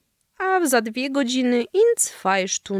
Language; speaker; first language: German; non-native, fluent; Polish